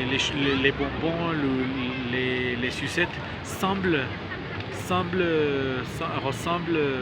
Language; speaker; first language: French; non-native, learner; Spanish